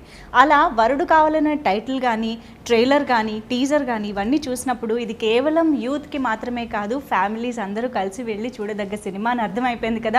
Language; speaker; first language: Telugu; native; Telugu